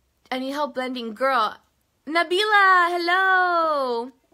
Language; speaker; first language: English; early bilingual, other home language; Spanish